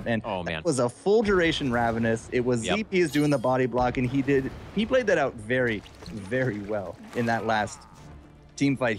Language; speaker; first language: English; native; English